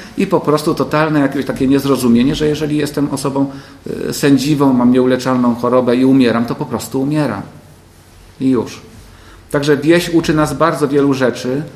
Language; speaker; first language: Polish; native; Polish